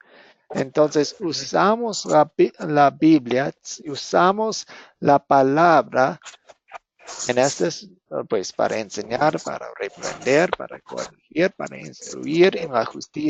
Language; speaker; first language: Spanish; non-native, fluent; English